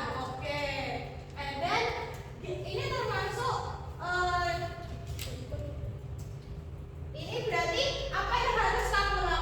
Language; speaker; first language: Indonesian; native; Indonesian